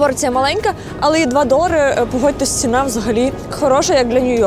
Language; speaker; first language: Ukrainian; native; Ukrainian